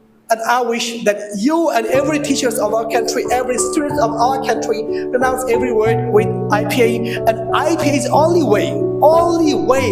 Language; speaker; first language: English; non-native, local second language; Bangla